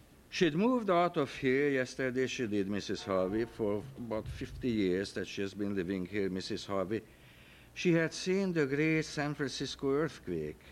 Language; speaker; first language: English; non-native, fluent; Hungarian